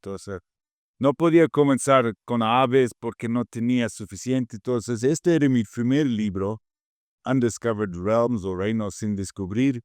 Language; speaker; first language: Spanish; non-native, fluent; English